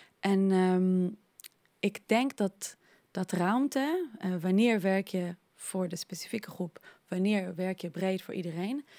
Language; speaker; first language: Dutch; non-native, fluent; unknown